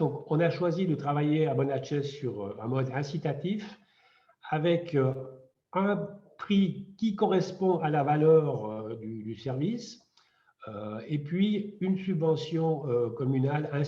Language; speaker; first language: French; native; French